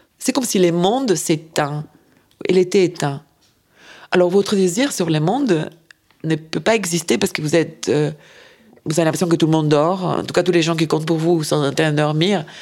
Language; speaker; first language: French; non-native, fluent; Spanish